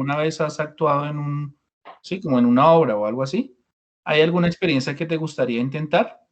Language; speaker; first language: Spanish; non-native, fluent; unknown